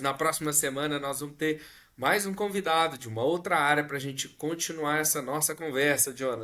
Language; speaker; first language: Portuguese; native; Portuguese